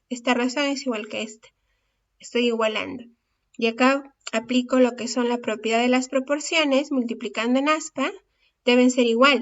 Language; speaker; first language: Spanish; native; Spanish